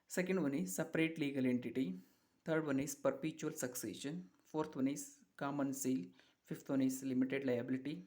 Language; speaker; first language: English; non-native, local second language; Kannada